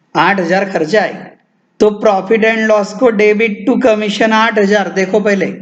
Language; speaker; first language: Hindi; non-native, local second language; Marathi